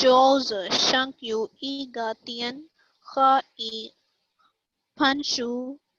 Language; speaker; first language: Chinese; non-native, learner; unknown